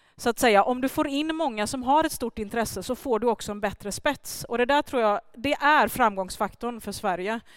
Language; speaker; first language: Swedish; early bilingual, other home language; Persian